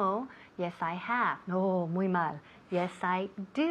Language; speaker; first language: English; non-native, fluent; Spanish